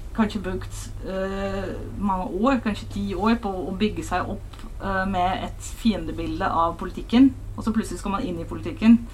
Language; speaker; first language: Norwegian; non-native, fluent; Dutch